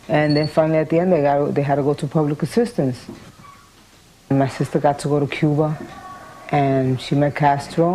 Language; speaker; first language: English; early bilingual, other home language; Spanish